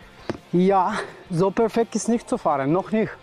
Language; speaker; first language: German; non-native, learner; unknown